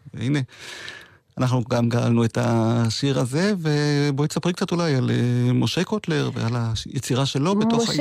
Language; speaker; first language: Hebrew; native; Hebrew